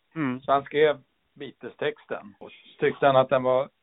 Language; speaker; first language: Swedish; early bilingual, other home language; English